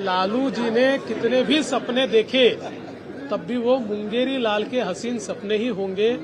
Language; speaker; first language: Hindi; non-native, local second language; Marathi